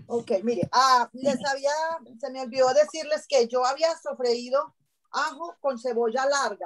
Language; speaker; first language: Spanish; native; Spanish